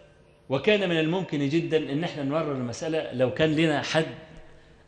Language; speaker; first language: Arabic; native; Arabic